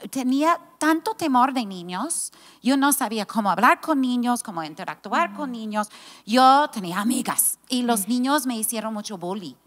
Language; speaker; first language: Spanish; non-native, fluent; English